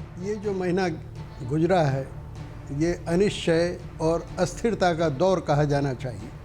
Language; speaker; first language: Hindi; native; Hindi